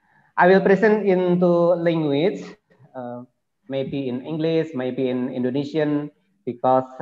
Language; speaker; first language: English; non-native, learner; Indonesian